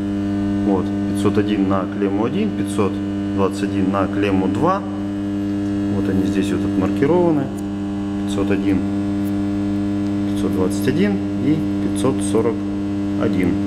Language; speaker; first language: Russian; native; Russian